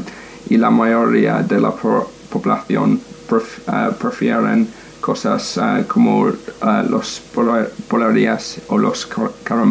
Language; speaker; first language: Spanish; non-native, learner; English